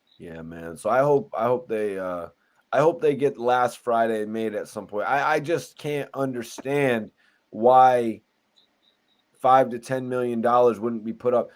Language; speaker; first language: English; native; English